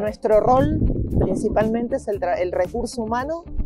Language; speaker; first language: Spanish; native; Spanish